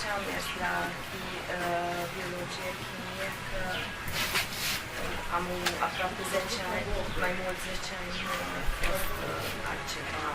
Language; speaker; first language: Romanian; non-native, local second language; Hungarian